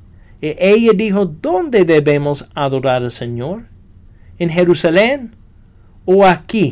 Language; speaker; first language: Spanish; non-native, fluent; English